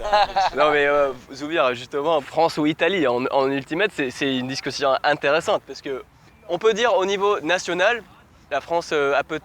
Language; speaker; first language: French; native; French